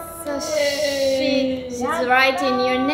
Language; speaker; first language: English; non-native, learner; Japanese